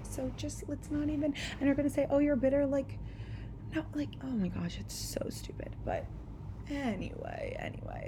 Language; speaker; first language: English; native; English